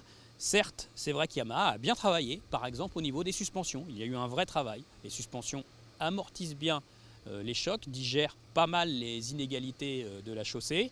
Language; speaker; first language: French; native; French